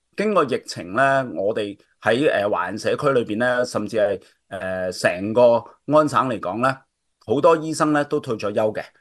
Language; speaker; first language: Cantonese; native; Cantonese